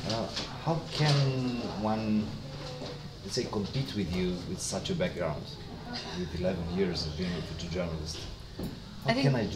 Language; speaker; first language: English; non-native, learner; Romanian